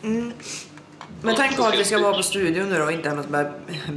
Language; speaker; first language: Swedish; native; Swedish